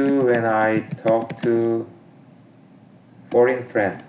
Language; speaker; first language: English; non-native, learner; Korean